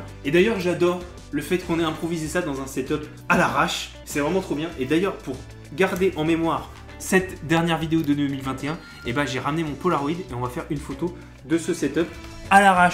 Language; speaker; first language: French; native; French